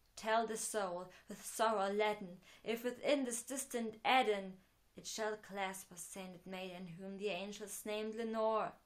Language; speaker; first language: English; non-native, fluent; German